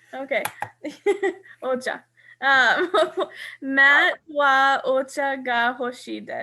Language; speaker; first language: Japanese; non-native, learner; English